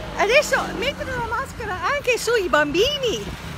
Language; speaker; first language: Italian; non-native, learner; English